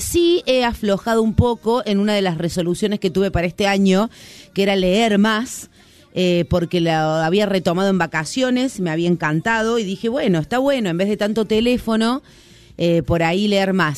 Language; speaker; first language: Spanish; native; Spanish